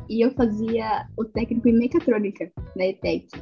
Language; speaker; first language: Portuguese; native; Portuguese